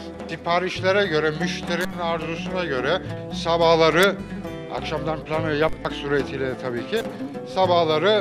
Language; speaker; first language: Turkish; native; Turkish